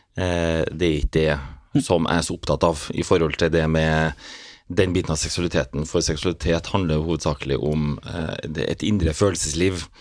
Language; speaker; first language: Norwegian; native; Norwegian